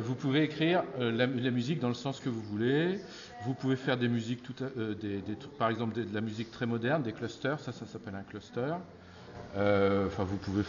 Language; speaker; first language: French; native; French